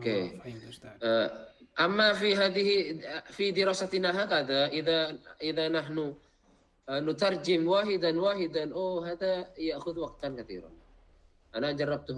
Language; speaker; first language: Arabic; non-native, fluent; Indonesian